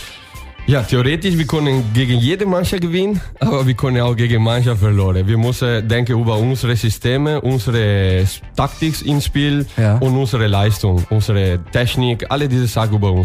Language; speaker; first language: German; non-native, learner; Italian